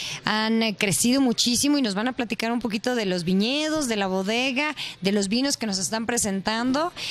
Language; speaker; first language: Spanish; native; Spanish